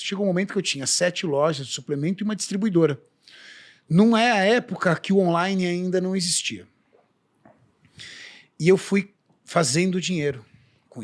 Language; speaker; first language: Portuguese; native; Portuguese